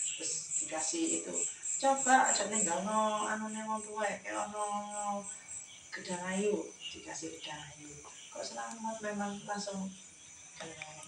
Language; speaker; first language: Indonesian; non-native, local second language; Javanese